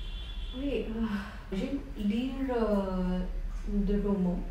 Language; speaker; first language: French; non-native, learner; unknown